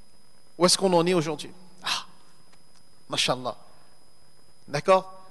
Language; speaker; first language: French; native; French